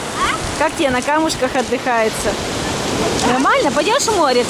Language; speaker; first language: Russian; native; Russian